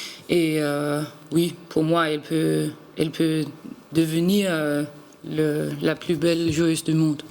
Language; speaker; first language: French; non-native, learner; Danish